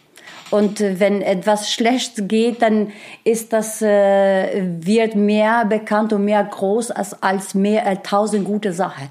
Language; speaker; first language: German; non-native, learner; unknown